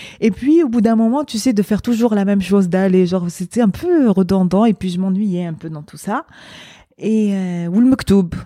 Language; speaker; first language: French; non-native, local second language; Arabic